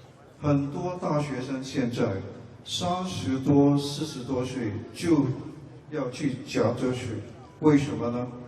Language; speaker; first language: Chinese; non-native, local second language; English